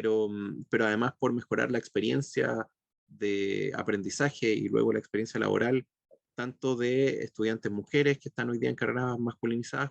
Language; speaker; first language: Spanish; native; Spanish